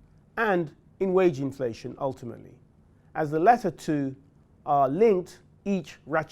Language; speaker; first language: English; native; English